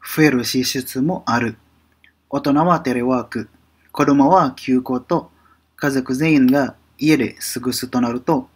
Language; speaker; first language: Japanese; non-native, fluent; Indonesian